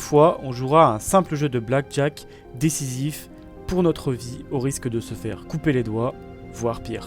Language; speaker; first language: French; native; French